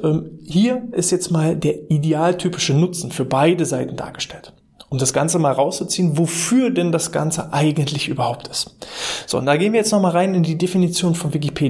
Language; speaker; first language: German; native; German